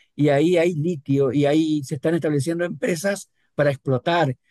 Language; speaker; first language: Spanish; native; Spanish